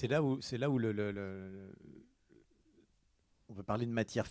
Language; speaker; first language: French; native; French